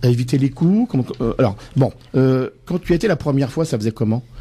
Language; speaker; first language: French; native; French